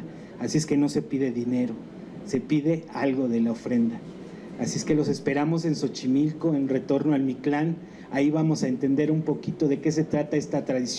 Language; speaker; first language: Spanish; native; Spanish